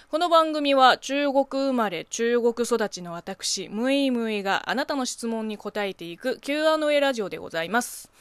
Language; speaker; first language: Japanese; non-native, fluent; Chinese